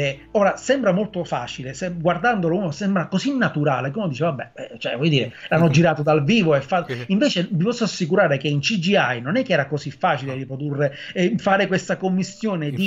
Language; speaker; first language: Italian; native; Italian